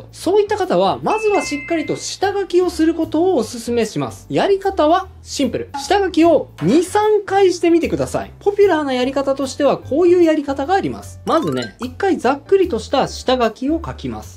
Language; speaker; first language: Japanese; native; Japanese